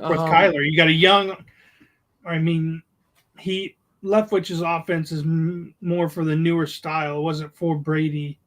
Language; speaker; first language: English; native; English